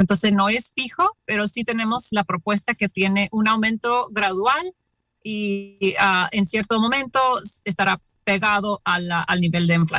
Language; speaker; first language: Spanish; non-native, fluent; English